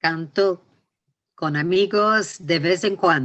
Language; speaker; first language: Spanish; non-native, learner; English